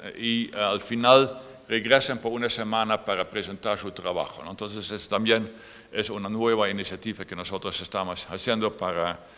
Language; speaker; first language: Spanish; non-native, fluent; Dutch